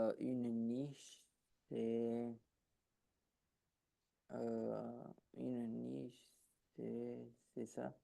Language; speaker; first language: French; non-native, learner; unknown